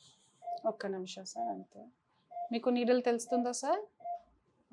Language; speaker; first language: Telugu; non-native, fluent; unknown